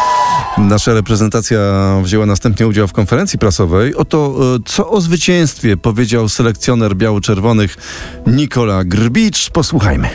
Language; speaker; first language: Polish; native; Polish